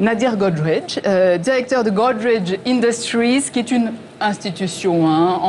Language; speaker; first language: French; native; French